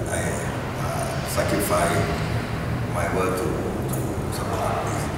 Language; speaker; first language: English; non-native, learner; Thai